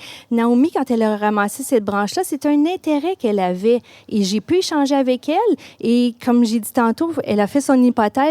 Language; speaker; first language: French; native; French